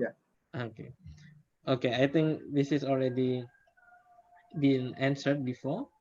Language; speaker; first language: English; non-native, fluent; Indonesian